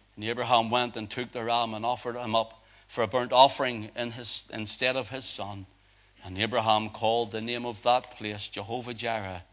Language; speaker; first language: English; native; English